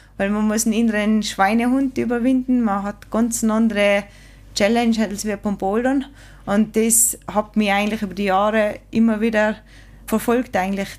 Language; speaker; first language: German; native; German